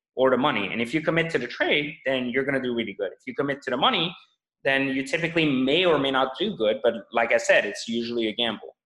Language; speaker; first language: English; non-native, fluent; French